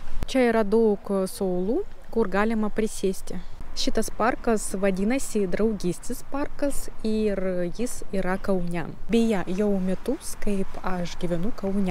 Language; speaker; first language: Lithuanian; non-native, learner; Russian